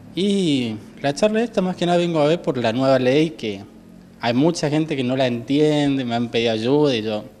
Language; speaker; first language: Spanish; native; Spanish